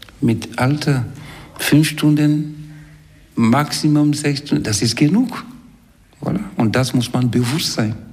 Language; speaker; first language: German; non-native, fluent; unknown